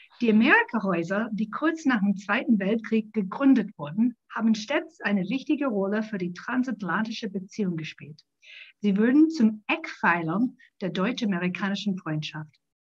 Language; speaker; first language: German; non-native, fluent; English